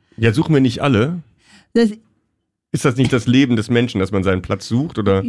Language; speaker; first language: German; native; German